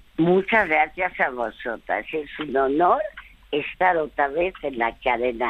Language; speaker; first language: Spanish; early bilingual, other home language; French